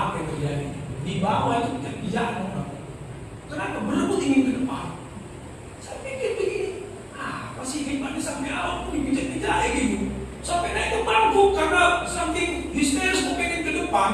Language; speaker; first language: Indonesian; native; Indonesian